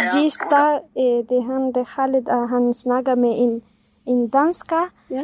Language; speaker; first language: Danish; non-native, fluent; Kurdish